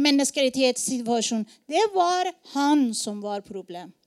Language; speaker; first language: Norwegian; non-native, learner; Persian